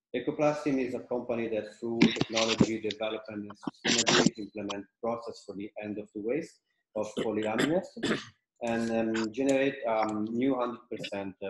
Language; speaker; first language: English; non-native, fluent; Italian